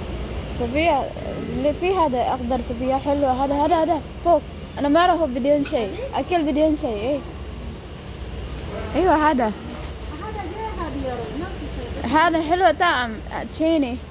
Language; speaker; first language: Arabic; non-native, learner; Indonesian